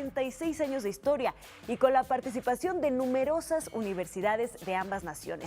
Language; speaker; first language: Spanish; native; Spanish